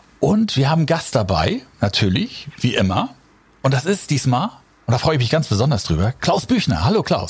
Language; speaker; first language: German; native; German